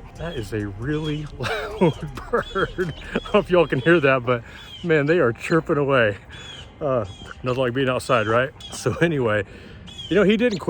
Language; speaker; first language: English; native; English